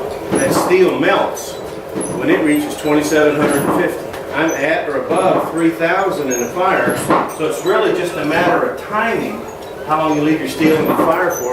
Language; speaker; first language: English; native; English